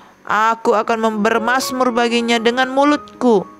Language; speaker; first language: Indonesian; native; Indonesian